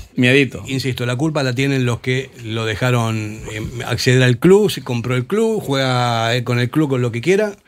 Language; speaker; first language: Spanish; native; Spanish